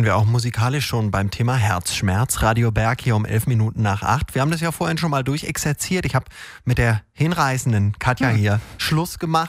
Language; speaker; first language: German; native; German